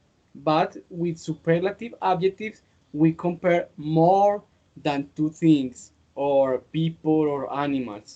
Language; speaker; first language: English; non-native, fluent; Spanish